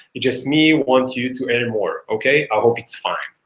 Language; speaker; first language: English; non-native, fluent; Hebrew